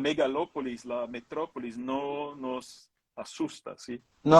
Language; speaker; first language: Spanish; non-native, fluent; Portuguese